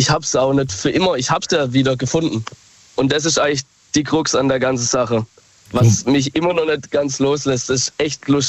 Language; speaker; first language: German; native; German